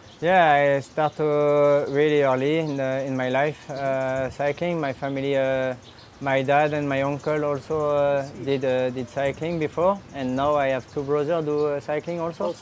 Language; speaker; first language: English; non-native, learner; French